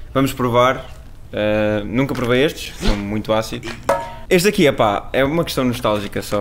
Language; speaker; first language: Portuguese; native; Portuguese